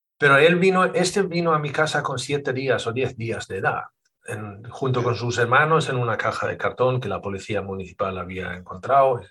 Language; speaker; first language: Spanish; non-native, fluent; Swedish